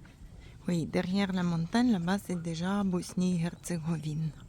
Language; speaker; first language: French; non-native, fluent; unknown